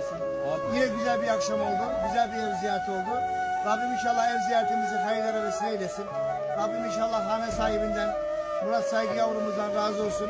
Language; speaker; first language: Turkish; native; Turkish